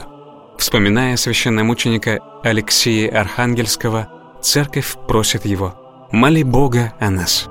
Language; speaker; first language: Russian; native; Russian